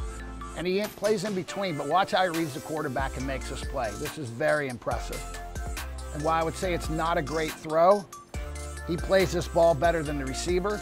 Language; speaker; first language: English; native; English